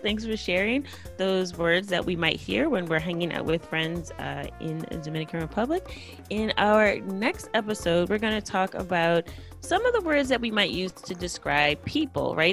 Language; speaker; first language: English; native; English